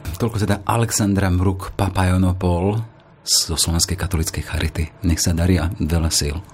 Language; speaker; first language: Slovak; native; Slovak